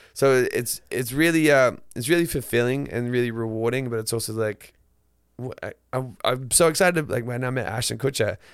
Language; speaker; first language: English; native; English